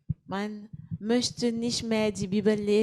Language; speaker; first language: German; non-native, fluent; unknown